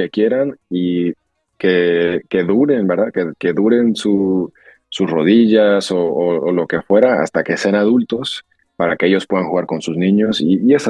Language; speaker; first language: Spanish; early bilingual, heritage; Spanish